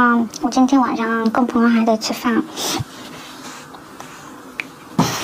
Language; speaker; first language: Chinese; non-native, learner; Korean